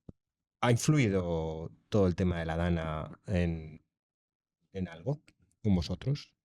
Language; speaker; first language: Spanish; native; Spanish